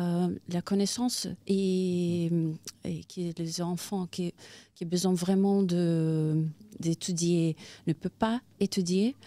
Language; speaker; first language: French; non-native, fluent; Portuguese